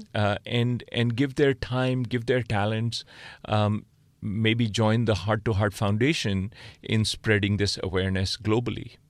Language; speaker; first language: English; non-native, local second language; Punjabi